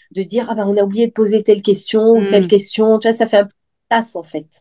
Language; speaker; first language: French; native; French